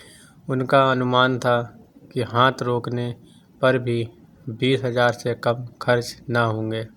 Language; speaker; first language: Hindi; native; Hindi